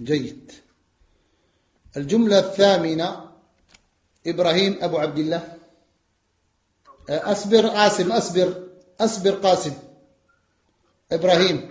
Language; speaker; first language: Arabic; non-native, fluent; French